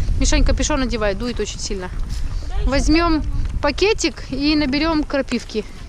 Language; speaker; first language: Russian; native; Russian